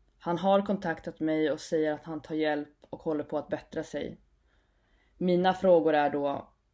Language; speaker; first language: Swedish; native; Swedish